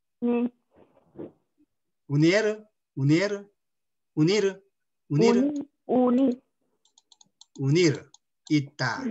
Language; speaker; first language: Korean; non-native, fluent; Spanish